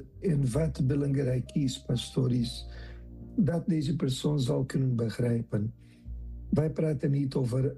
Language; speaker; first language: Dutch; non-native, fluent; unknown